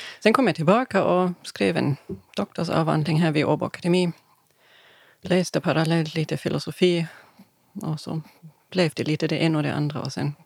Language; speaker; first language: Swedish; non-native, fluent; German